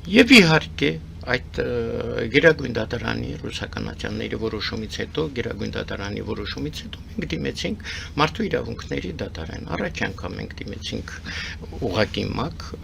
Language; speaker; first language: Armenian; early bilingual, heritage; Armenian